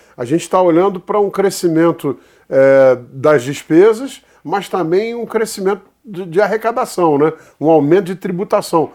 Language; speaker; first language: Portuguese; native; Portuguese